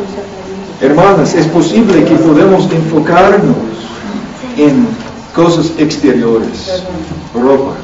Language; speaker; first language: Spanish; non-native, learner; English